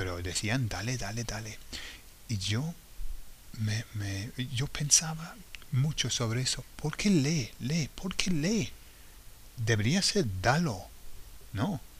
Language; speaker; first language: Spanish; non-native, fluent; English